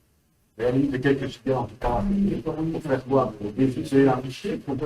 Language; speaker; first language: French; native; French